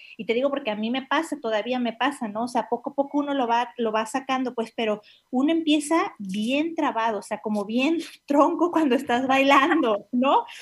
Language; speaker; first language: Spanish; native; Spanish